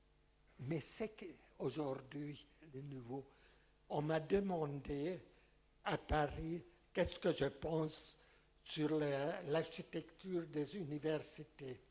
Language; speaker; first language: French; non-native, fluent; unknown